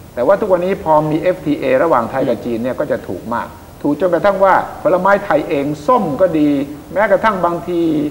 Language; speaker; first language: Thai; native; Thai